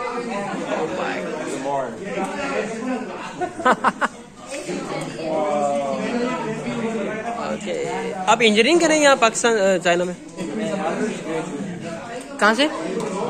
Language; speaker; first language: Urdu; non-native, local second language; Punjabi